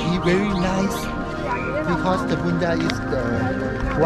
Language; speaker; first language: English; non-native, learner; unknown